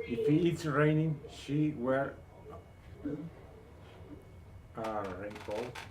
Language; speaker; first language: English; non-native, learner; Spanish